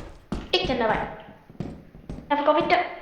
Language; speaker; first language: Danish; native; Danish